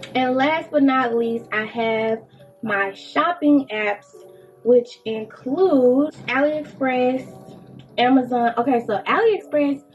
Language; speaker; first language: English; native; English